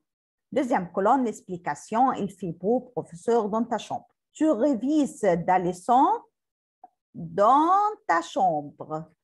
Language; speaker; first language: French; non-native, learner; Arabic